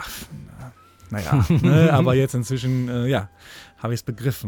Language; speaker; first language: German; native; German